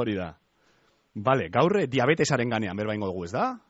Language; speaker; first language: Basque; native; Basque